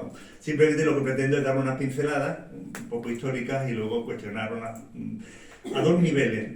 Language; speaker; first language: Spanish; native; Spanish